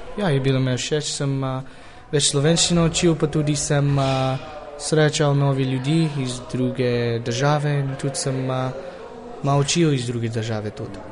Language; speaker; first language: Slovenian; early bilingual, heritage; English